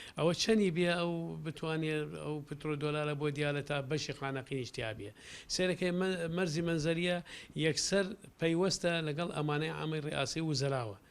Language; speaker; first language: Central Kurdish; native; Central Kurdish